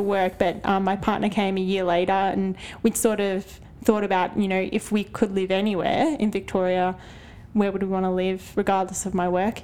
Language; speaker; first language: English; native; English